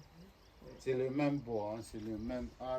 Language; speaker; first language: French; non-native, local second language; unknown